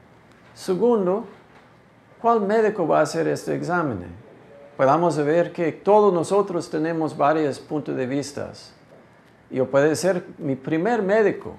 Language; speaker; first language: Spanish; non-native, fluent; English